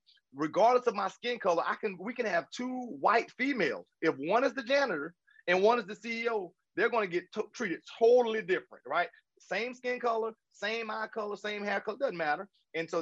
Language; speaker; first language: English; native; English